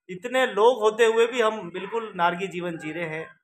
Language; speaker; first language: Hindi; native; Hindi